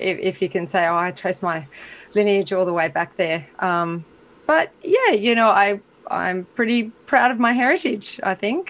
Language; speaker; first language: English; native; English